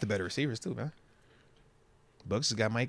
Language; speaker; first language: English; native; English